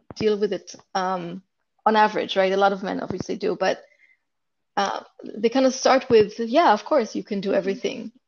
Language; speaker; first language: English; non-native, fluent; Hebrew